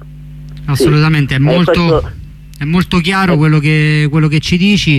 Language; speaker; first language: Italian; native; Italian